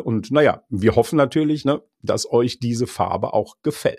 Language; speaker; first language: German; native; German